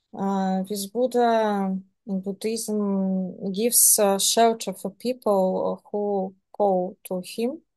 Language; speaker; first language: English; non-native, learner; Serbian